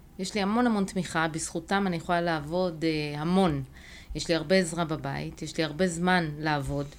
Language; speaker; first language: Hebrew; early bilingual, other home language; Spanish